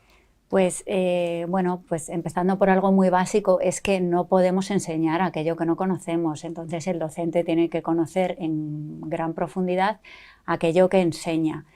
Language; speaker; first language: Spanish; native; Spanish